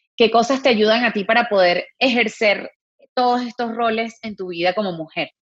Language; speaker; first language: Spanish; native; Spanish